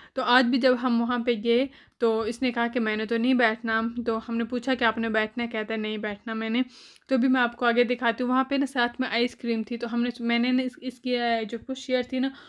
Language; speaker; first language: Urdu; native; Urdu